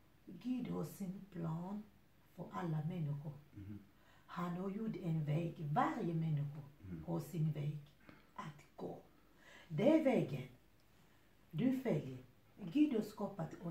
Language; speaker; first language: Swedish; non-native, fluent; Lingala